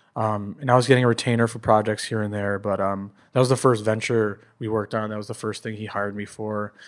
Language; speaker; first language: English; native; English